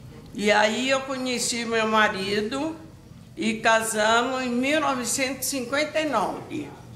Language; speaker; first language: Portuguese; non-native, fluent; Italian